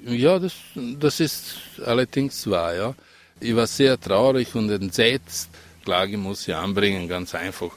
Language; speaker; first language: German; non-native, fluent; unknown